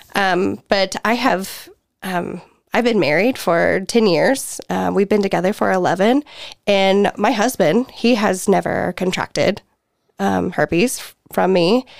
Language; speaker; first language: English; native; English